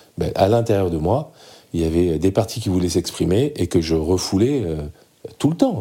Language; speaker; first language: French; early bilingual, other home language; Arabic